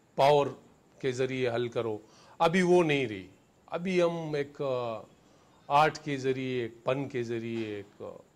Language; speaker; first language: Urdu; non-native, local second language; Pashto